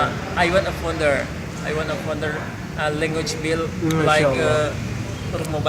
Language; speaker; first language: English; non-native, learner; Indonesian